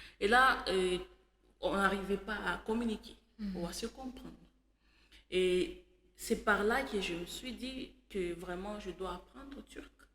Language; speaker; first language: French; non-native, local second language; Swahili